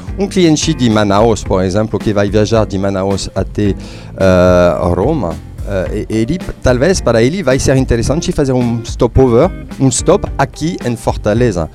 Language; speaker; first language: Portuguese; non-native, fluent; French